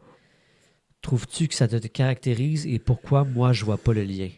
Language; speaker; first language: French; native; French